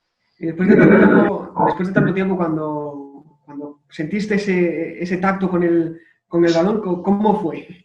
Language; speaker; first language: Spanish; native; Spanish